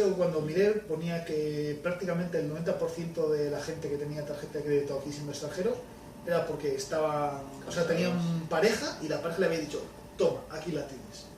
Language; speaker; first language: Spanish; native; Spanish